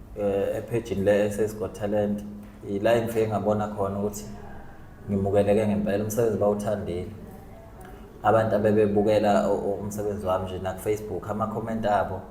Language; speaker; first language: Zulu; native; Zulu